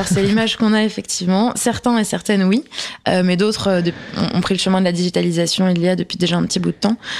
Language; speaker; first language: French; native; French